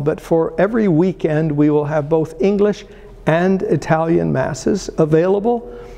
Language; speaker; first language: English; early bilingual, other home language; Italian